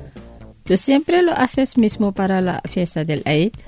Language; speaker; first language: Spanish; non-native, local second language; Indonesian